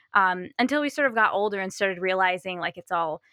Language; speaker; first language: English; native; English